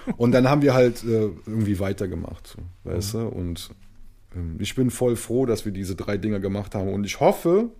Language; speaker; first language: German; native; German